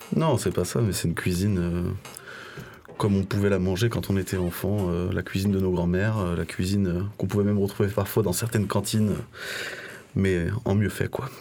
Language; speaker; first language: French; native; French